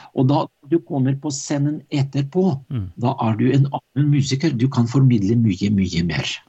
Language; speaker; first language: Norwegian; non-native, fluent; Russian